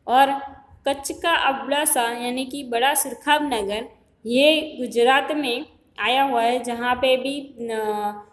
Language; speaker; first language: Hindi; non-native, local second language; Gujarati